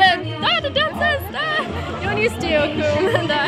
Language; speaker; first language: Romanian; non-native, learner; English